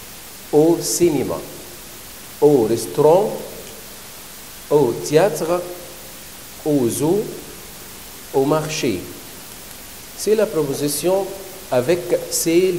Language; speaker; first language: French; non-native, learner; Arabic